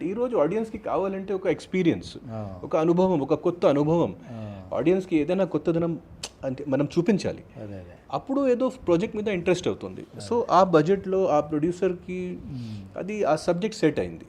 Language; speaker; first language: Telugu; non-native, fluent; Hindi